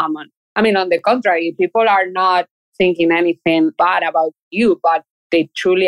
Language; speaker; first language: English; non-native, fluent; Spanish